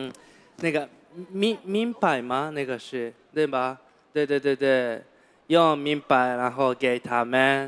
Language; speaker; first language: Chinese; non-native, learner; Japanese